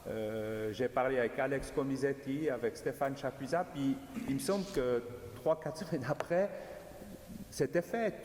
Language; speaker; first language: French; native; French